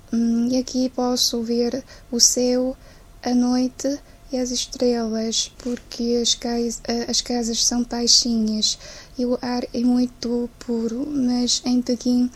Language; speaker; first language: Portuguese; non-native, fluent; Chinese